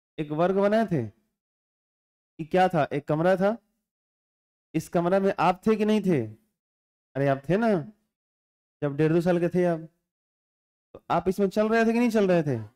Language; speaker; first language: Hindi; non-native, local second language; Bhojpuri